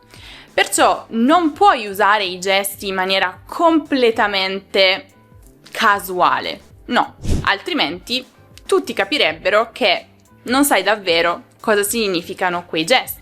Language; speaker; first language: Italian; native; Italian